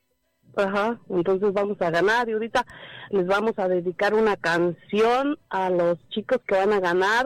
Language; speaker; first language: Spanish; native; Spanish